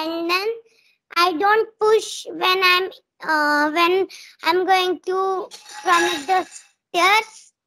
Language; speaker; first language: English; non-native, learner; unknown